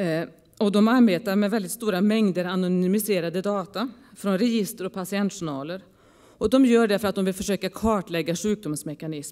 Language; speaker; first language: Swedish; native; Swedish